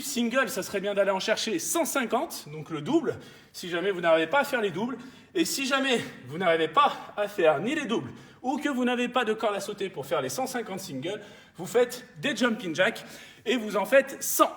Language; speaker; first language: French; native; French